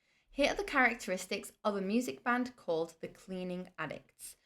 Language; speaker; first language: English; non-native, fluent; Turkish